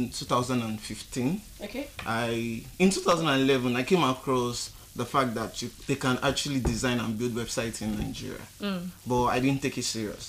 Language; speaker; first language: English; non-native, local second language; Yoruba